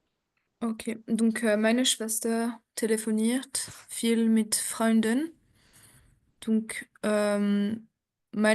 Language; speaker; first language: German; non-native, learner; French